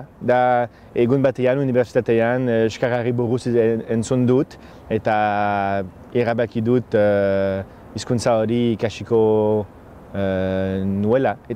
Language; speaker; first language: Basque; non-native, fluent; French